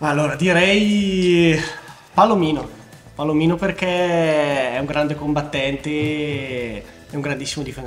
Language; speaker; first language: Italian; native; Italian